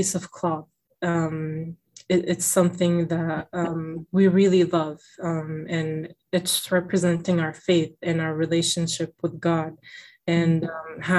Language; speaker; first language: English; native; English